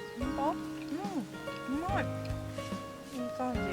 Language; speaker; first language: Japanese; native; Japanese